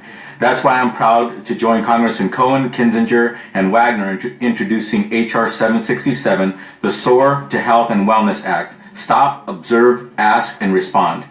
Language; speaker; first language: English; native; English